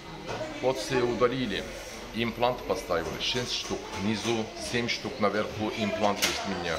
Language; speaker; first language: Russian; non-native, learner; Turkish